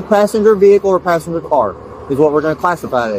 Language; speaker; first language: English; native; English